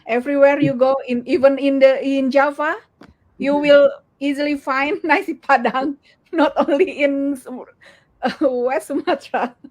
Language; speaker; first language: English; non-native, learner; Indonesian